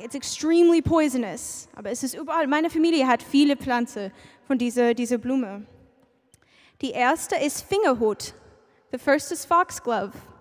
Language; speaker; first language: German; non-native, learner; English